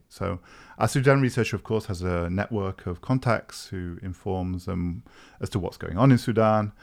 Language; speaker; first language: English; native; English